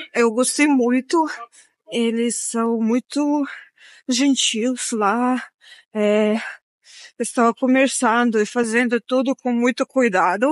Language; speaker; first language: Portuguese; non-native, fluent; Russian